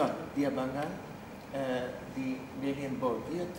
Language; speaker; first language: Indonesian; early bilingual, heritage; Dutch